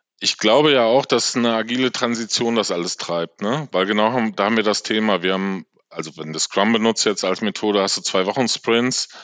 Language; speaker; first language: German; native; German